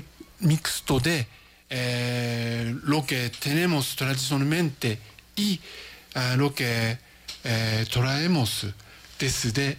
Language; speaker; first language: Spanish; non-native, learner; Japanese